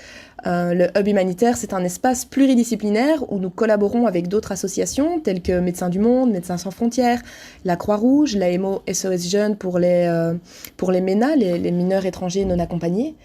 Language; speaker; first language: French; native; French